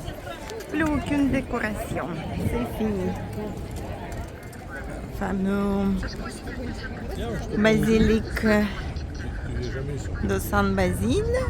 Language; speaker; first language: French; non-native, learner; Russian